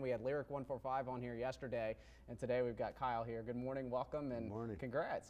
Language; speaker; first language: English; native; English